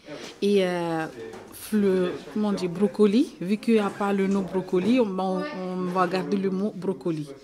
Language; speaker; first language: French; non-native, local second language; Comorian